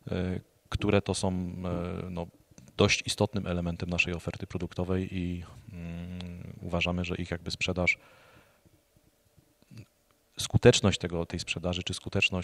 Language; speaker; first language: Polish; native; Polish